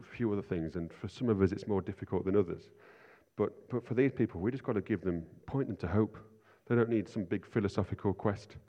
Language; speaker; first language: English; native; English